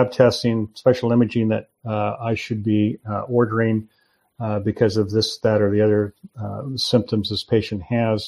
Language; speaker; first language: English; native; English